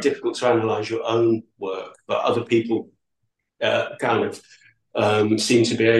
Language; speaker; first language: English; native; English